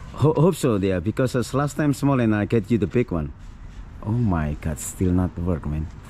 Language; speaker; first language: English; non-native, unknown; Indonesian